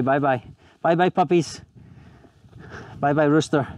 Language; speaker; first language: English; native; English